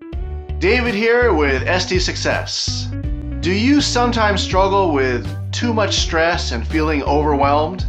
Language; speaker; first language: English; native; English